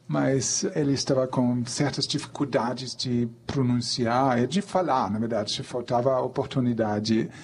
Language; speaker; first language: Portuguese; non-native, fluent; German